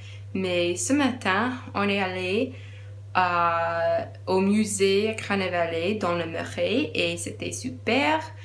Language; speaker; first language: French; non-native, learner; English